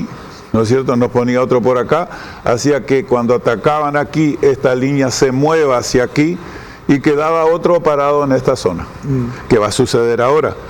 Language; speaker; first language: Spanish; native; Spanish